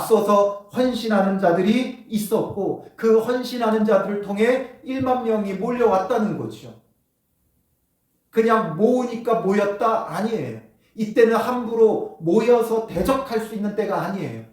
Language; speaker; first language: Korean; native; Korean